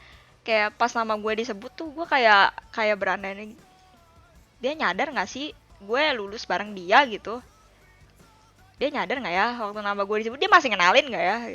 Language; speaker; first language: Indonesian; native; Indonesian